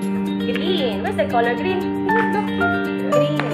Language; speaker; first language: English; non-native, local second language; Filipino